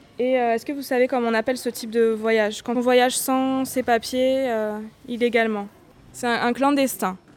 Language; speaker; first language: French; native; French